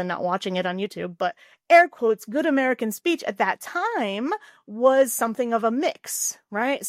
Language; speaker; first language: English; native; English